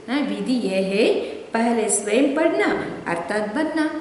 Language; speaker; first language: Hindi; non-native, local second language; Telugu